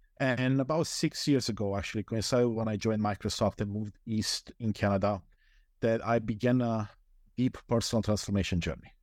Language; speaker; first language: English; non-native, fluent; Romanian